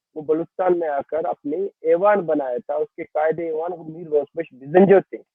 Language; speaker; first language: Urdu; non-native, local second language; Baluchi